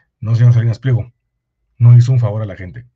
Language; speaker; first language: Spanish; native; Spanish